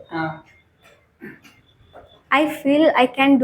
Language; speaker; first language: English; non-native, learner; Kannada